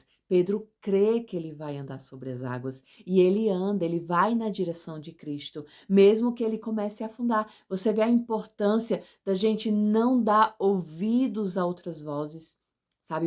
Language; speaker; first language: Portuguese; native; Portuguese